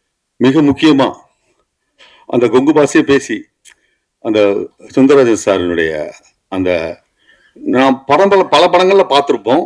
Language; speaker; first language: Tamil; native; Tamil